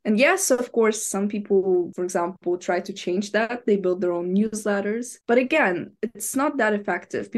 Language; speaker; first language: English; non-native, fluent; Ukrainian